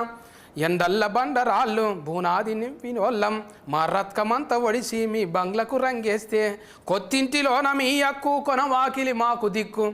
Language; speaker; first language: Telugu; native; Telugu